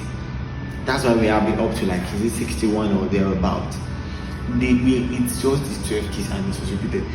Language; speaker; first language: English; non-native, local second language; Yoruba